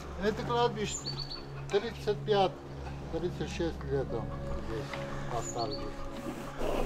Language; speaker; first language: Russian; non-native, local second language; Armenian